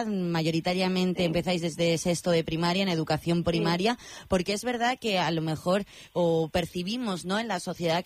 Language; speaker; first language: Spanish; native; Spanish